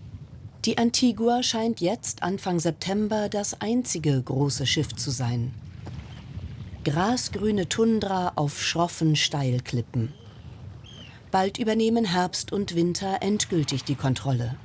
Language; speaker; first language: German; native; German